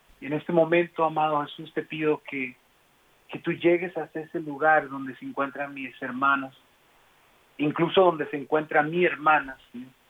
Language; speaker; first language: Spanish; early bilingual, heritage; Spanish